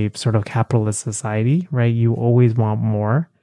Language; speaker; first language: English; early bilingual, other home language; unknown